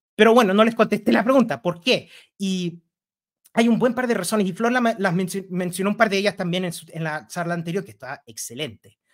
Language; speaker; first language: Spanish; native; Spanish